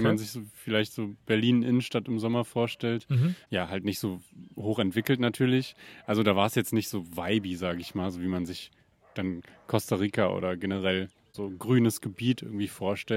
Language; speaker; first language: German; native; German